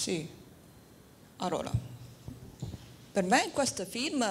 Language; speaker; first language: Italian; non-native, learner; Chinese